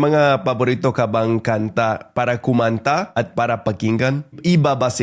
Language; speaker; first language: Filipino; non-native, fluent; English